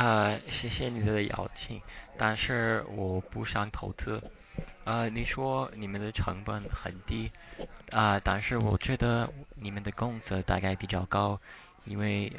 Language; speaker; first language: Chinese; non-native, fluent; English